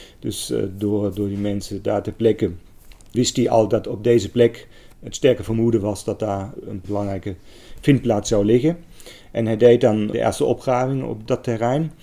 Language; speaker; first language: Dutch; non-native, fluent; German